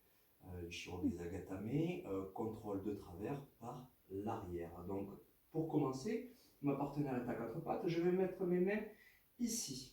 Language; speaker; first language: French; native; French